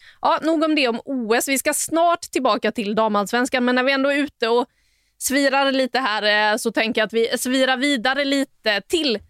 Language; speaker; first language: Swedish; native; Swedish